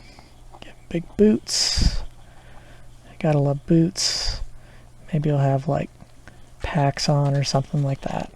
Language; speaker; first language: English; native; English